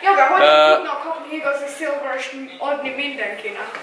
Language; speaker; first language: Hungarian; early bilingual, heritage; Hungarian